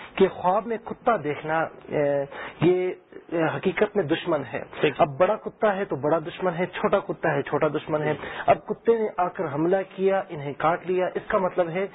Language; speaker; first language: Urdu; native; Urdu